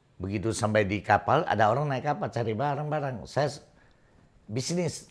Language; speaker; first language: Indonesian; non-native, local second language; Min Nan Chinese